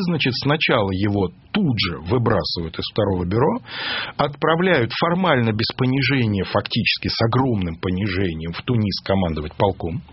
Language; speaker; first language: Russian; native; Russian